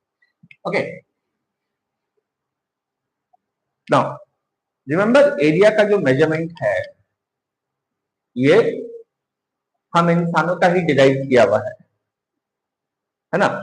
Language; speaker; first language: Hindi; native; Hindi